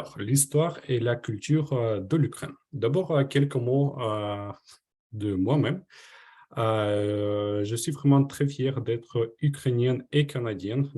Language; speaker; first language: French; non-native, fluent; Ukrainian